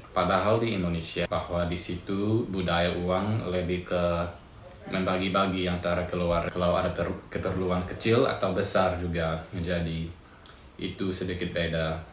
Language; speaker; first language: Indonesian; non-native, fluent; English